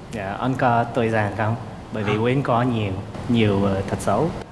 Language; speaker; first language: Vietnamese; non-native, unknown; English